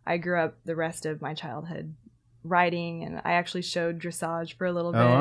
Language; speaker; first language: English; native; English